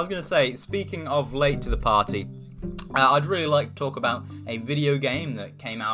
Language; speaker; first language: English; native; English